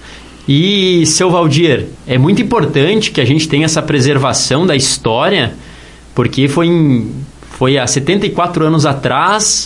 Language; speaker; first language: Portuguese; native; Portuguese